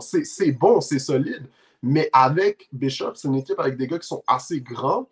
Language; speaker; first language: French; native; French